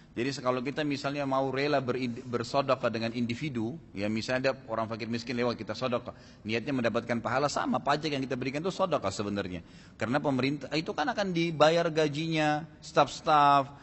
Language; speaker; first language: Indonesian; native; Indonesian